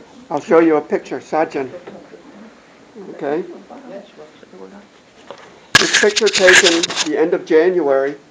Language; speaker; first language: English; non-native, fluent; Korean